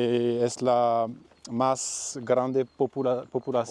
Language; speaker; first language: Spanish; non-native, learner; French